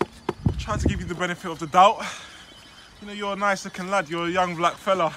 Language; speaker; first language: English; native; English